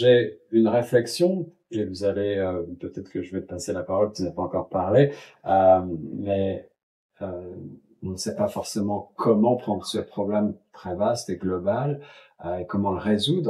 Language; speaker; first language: French; native; French